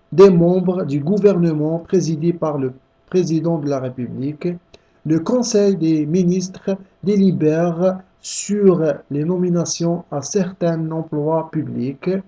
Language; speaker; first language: French; non-native, local second language; Arabic